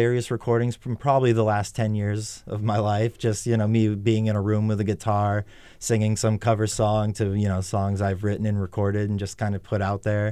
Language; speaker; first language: English; native; English